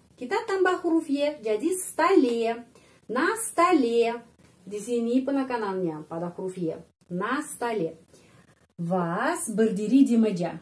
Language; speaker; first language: Indonesian; non-native, fluent; Russian